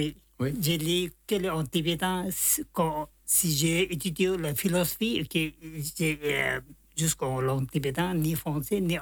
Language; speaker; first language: French; non-native, learner; Tibetan